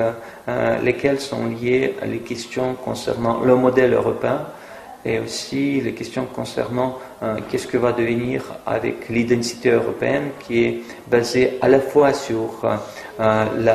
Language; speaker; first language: French; non-native, fluent; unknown